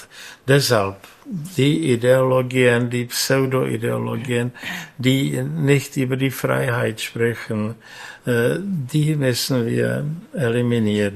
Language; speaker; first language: German; non-native, fluent; Czech